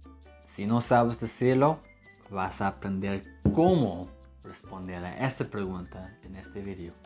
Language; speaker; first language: Spanish; non-native, fluent; English